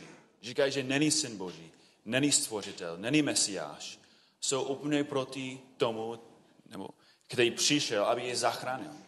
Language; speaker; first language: Czech; non-native, fluent; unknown